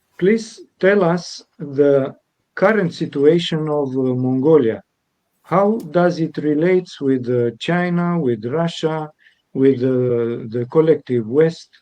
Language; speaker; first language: English; non-native, fluent; Romanian